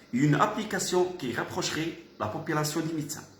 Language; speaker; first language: French; non-native, local second language; Arabic